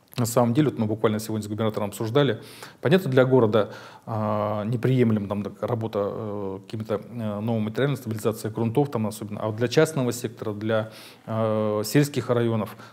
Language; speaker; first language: Russian; native; Russian